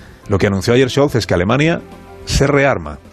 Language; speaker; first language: Spanish; native; Spanish